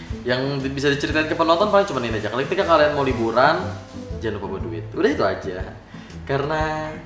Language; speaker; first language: Indonesian; native; Indonesian